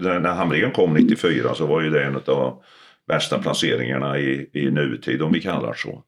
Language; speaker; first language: Swedish; early bilingual, other home language; Finnish